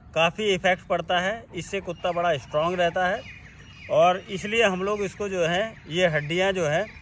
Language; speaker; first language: Hindi; native; Hindi